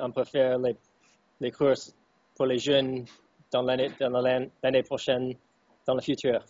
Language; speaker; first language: French; non-native, fluent; English